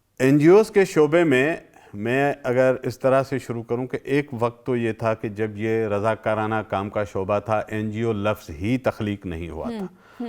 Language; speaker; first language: Urdu; non-native, local second language; Sindhi